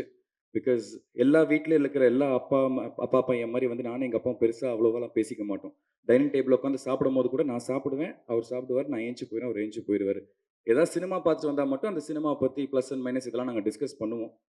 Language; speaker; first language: Tamil; native; Tamil